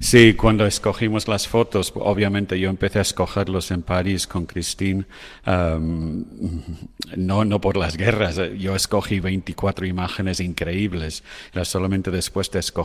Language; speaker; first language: Spanish; non-native, fluent; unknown